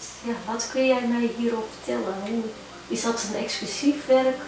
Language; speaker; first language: Dutch; early bilingual, heritage; Turkish